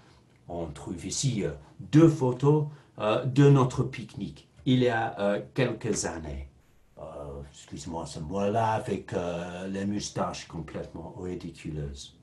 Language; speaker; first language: French; non-native, fluent; English